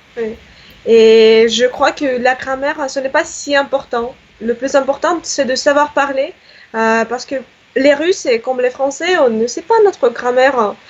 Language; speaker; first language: French; non-native, fluent; Russian